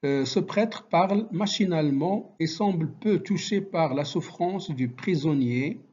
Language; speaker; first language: French; non-native, local second language; Arabic